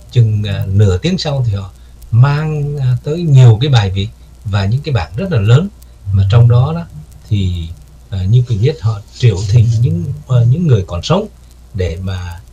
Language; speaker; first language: Vietnamese; native; Vietnamese